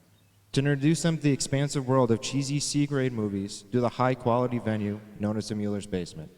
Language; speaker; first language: English; native; English